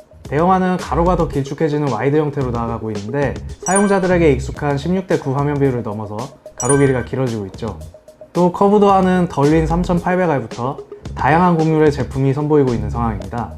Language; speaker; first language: Korean; native; Korean